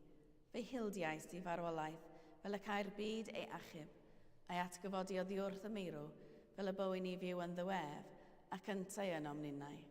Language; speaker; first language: Welsh; native; Welsh